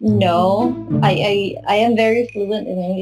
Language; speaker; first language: English; non-native, local second language; Filipino